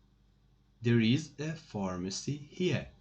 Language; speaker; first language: English; non-native, fluent; Persian